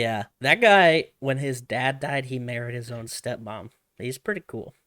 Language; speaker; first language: English; native; English